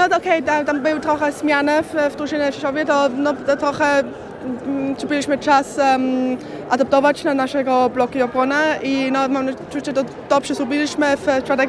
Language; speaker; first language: Polish; early bilingual, heritage; Polish